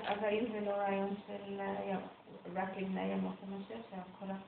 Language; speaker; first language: Hebrew; non-native, learner; English